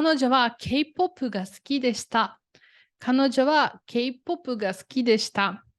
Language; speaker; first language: Japanese; non-native, fluent; Portuguese